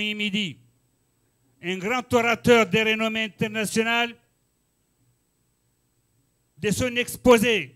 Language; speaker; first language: French; non-native, local second language; Ngazidja Comorian